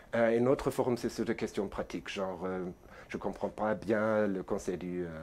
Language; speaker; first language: French; non-native, fluent; German